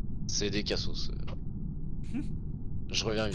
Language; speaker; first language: French; native; French